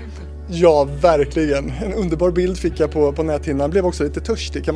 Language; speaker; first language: Swedish; native; Swedish